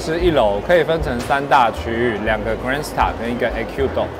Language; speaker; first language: Chinese; native; Chinese